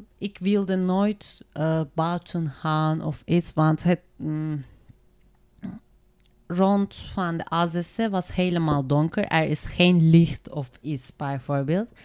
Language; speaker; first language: Dutch; non-native, learner; Turkish